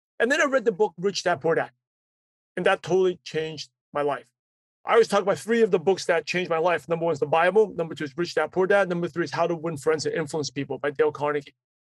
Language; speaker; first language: English; early bilingual, other home language; Cantonese